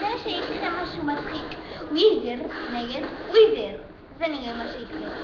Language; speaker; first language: Hebrew; early bilingual, other home language; Russian